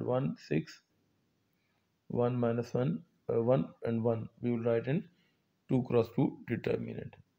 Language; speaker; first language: English; non-native, local second language; Urdu